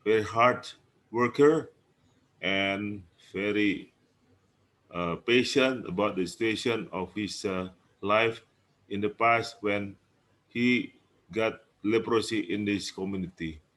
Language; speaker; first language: English; non-native, learner; Indonesian